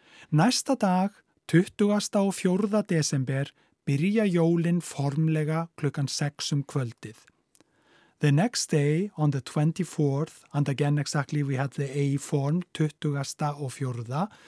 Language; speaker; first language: English; non-native, fluent; Icelandic